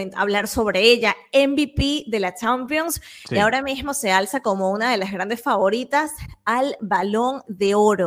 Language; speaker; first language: Spanish; native; Spanish